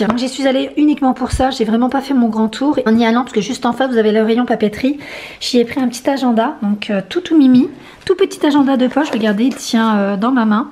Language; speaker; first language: French; native; French